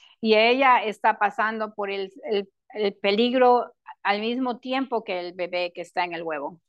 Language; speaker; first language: Spanish; non-native, local second language; English